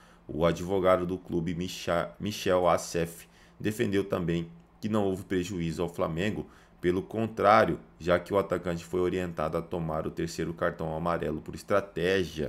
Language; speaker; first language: Portuguese; native; Portuguese